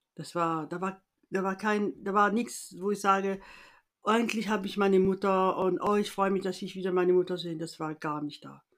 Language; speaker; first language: German; non-native, fluent; French